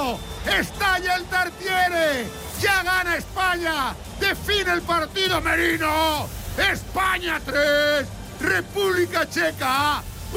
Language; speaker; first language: Spanish; native; Spanish